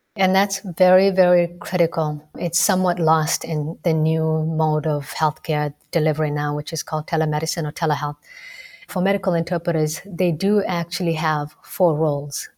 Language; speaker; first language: English; non-native, local second language; Somali